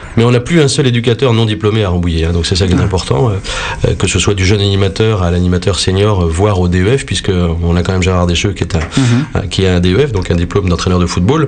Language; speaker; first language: French; native; French